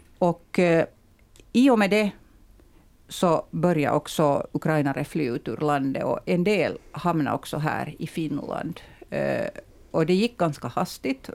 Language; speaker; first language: Swedish; native; Swedish